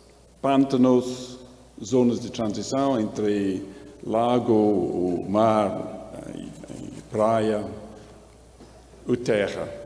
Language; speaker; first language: Portuguese; non-native, learner; English